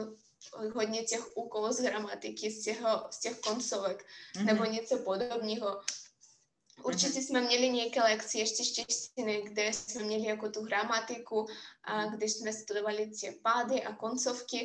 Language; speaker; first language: Czech; non-native, fluent; Russian